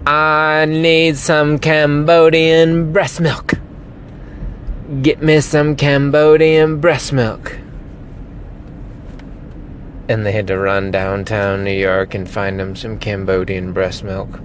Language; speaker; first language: English; native; English